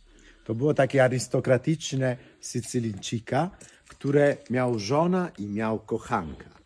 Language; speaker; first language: Polish; non-native, fluent; Italian